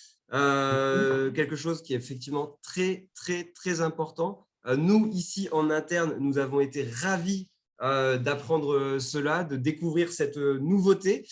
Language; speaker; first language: French; native; French